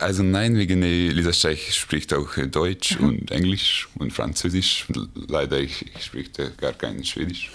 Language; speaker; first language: German; non-native, learner; Hungarian